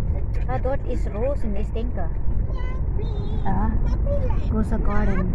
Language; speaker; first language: German; non-native, learner; Filipino